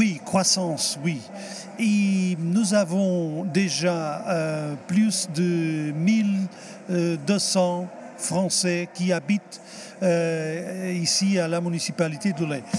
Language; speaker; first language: French; non-native, fluent; Portuguese